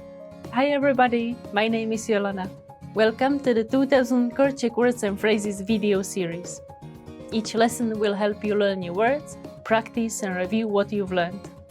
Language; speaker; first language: English; non-native, fluent; Czech